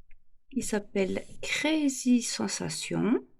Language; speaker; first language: French; native; French